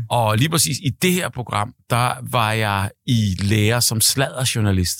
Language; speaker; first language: Danish; native; Danish